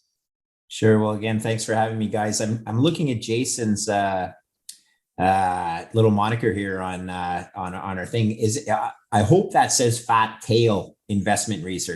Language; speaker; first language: English; native; English